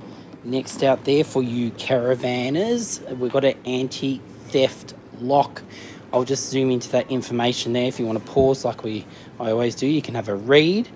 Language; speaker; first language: English; native; English